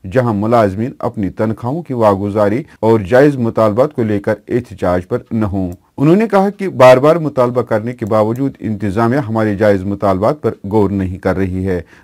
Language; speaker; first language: Urdu; non-native, local second language; Kashmiri